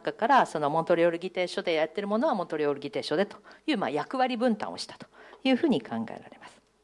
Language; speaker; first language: Japanese; native; Japanese